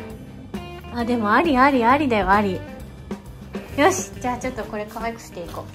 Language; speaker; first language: Japanese; native; Japanese